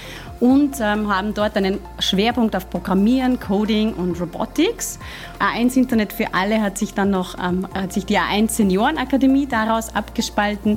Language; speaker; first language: German; native; German